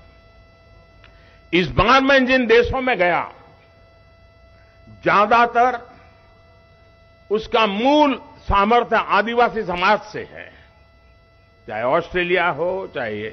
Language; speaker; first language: Hindi; non-native, local second language; Gujarati